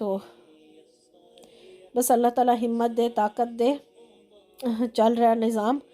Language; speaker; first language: Urdu; non-native, local second language; Punjabi